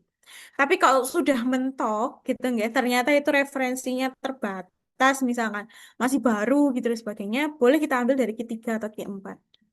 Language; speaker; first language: Indonesian; native; Indonesian